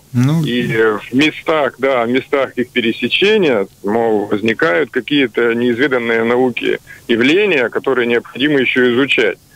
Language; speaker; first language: Russian; native; Russian